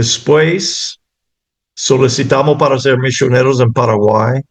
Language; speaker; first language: Spanish; non-native, fluent; English